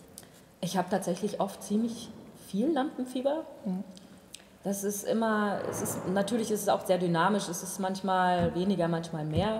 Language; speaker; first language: German; native; German